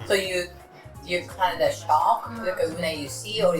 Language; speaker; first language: English; non-native, learner; Japanese